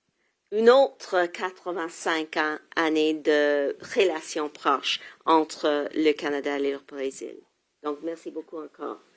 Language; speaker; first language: French; non-native, local second language; English